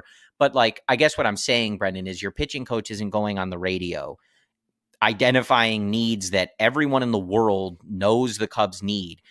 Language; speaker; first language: English; native; English